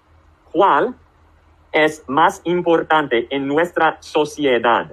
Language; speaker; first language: Spanish; non-native, fluent; English